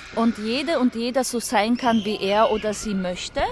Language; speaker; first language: German; early bilingual, other home language; Polish